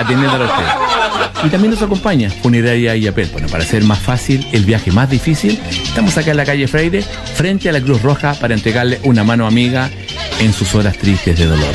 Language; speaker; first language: Spanish; native; Spanish